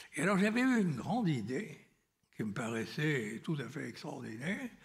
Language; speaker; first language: French; native; French